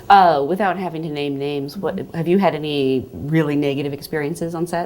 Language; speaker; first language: English; native; English